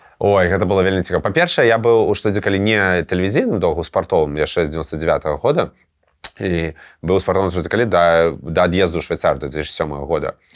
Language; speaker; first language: Belarusian; non-native, local second language; Russian